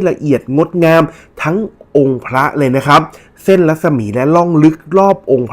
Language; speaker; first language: Thai; native; Thai